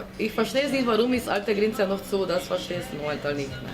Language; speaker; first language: German; non-native, learner; Slovenian